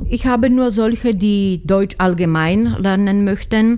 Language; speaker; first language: German; non-native, fluent; Slovak